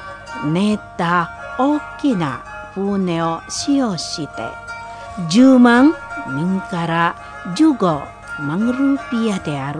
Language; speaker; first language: Japanese; non-native, fluent; Indonesian